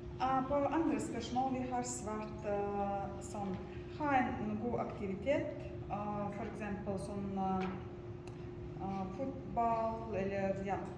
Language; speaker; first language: Norwegian; non-native, learner; Chechen